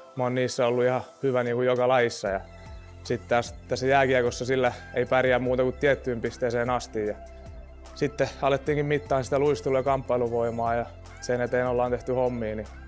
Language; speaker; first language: Finnish; early bilingual, other home language; Russian